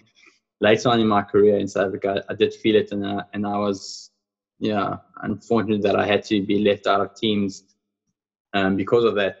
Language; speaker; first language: English; non-native, local second language; Afrikaans